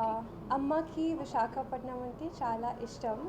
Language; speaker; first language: Telugu; non-native, learner; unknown